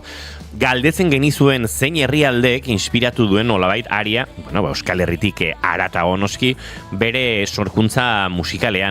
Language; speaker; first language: Basque; native; Basque